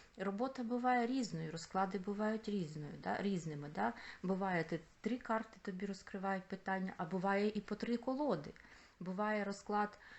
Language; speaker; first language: Ukrainian; non-native, local second language; Russian